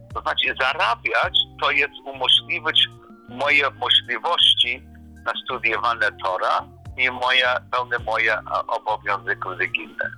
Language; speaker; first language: Polish; non-native, learner; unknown